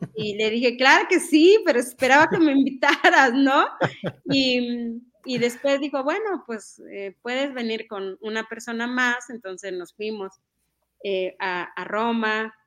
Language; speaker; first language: Spanish; non-native, local second language; Mixtepec Mixtec